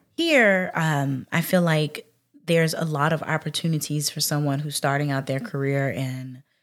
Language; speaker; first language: English; native; English